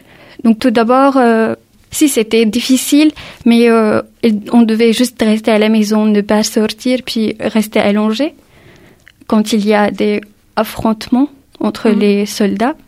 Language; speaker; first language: French; early bilingual, other home language; Arabic